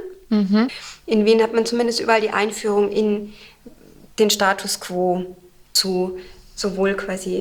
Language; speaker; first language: German; native; German